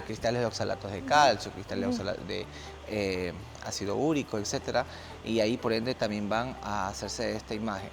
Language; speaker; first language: Spanish; native; Spanish